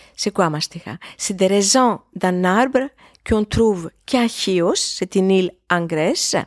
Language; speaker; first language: French; non-native, fluent; Greek